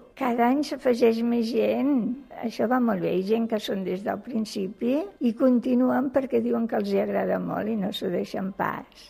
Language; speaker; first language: Catalan; native; Catalan